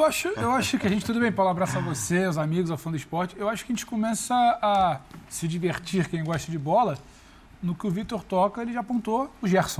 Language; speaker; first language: Portuguese; native; Portuguese